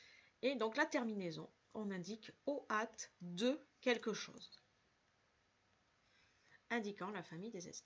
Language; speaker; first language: French; native; French